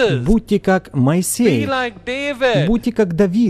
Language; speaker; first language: Russian; native; Russian